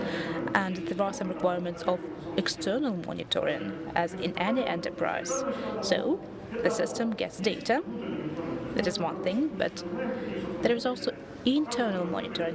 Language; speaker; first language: English; non-native, fluent; Russian